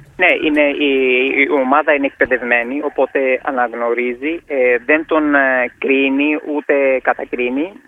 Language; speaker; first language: Greek; non-native, fluent; Kashmiri